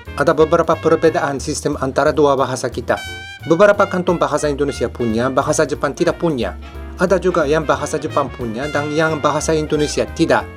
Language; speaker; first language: Indonesian; non-native, fluent; Japanese